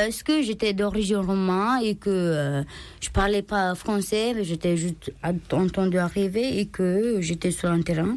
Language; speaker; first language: French; non-native, learner; Romanian